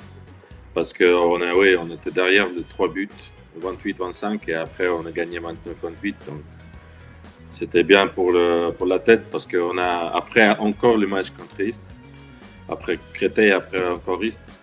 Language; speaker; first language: French; non-native, learner; Russian